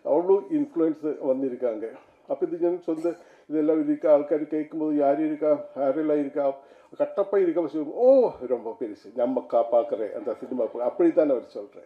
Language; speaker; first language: Tamil; non-native, learner; Malayalam